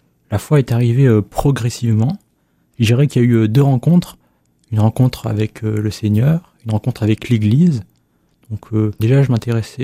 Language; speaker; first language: French; native; French